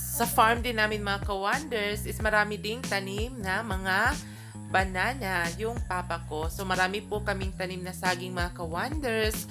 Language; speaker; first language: Filipino; non-native, local second language; Cebuano